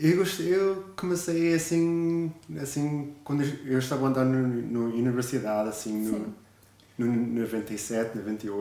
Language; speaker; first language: Portuguese; early bilingual, other home language; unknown